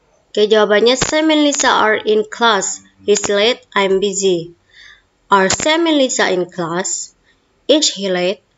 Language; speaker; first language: English; non-native, fluent; Indonesian